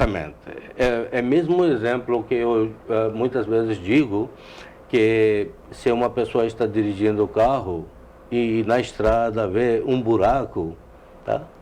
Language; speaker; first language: Portuguese; non-native, fluent; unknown